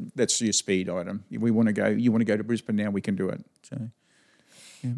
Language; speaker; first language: English; native; English